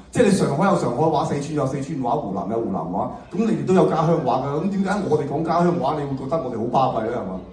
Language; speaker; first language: Cantonese; native; Cantonese